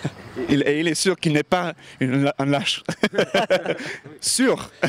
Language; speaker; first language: French; non-native, learner; English